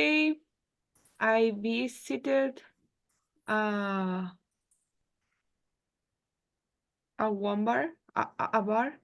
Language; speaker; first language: English; non-native, learner; Spanish